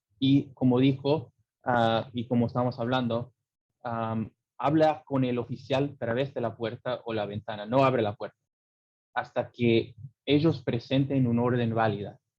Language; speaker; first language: Spanish; early bilingual, heritage; English